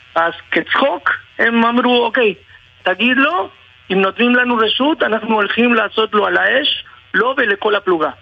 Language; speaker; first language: Hebrew; non-native, fluent; Spanish